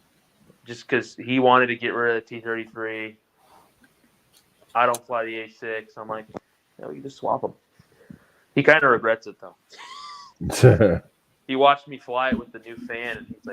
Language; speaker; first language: English; native; English